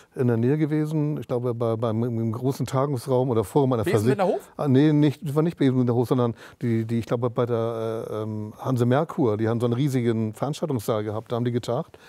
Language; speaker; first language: German; native; German